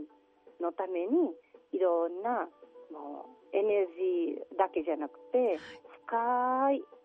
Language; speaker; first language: Japanese; non-native, learner; Catalan